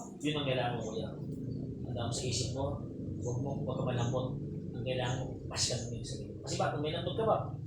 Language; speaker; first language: Filipino; non-native, local second language; Pampanga